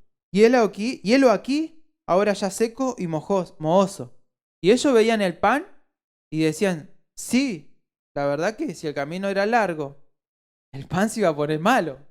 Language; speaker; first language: Spanish; native; Spanish